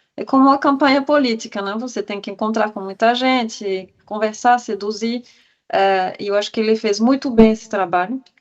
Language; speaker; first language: Portuguese; non-native, fluent; French